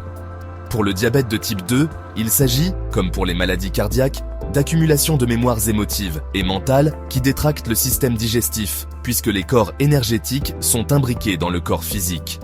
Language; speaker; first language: French; native; French